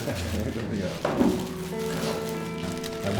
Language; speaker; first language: Portuguese; non-native, learner; Dutch